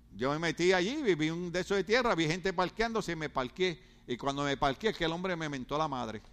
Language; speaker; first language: Spanish; native; Spanish